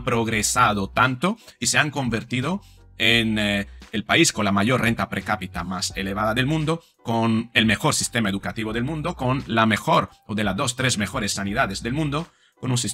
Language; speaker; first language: Spanish; native; Spanish